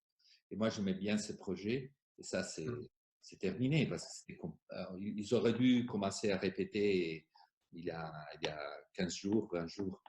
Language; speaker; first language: French; non-native, fluent; Italian